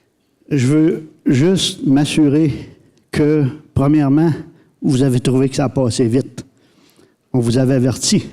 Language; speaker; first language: French; native; French